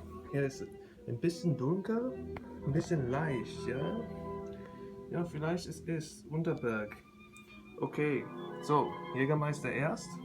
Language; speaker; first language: German; non-native, learner; English